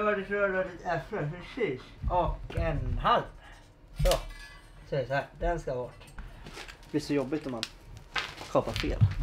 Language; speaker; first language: Swedish; native; Swedish